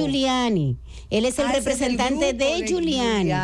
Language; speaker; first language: Spanish; native; Spanish